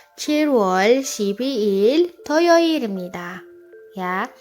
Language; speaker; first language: Korean; non-native, learner; Indonesian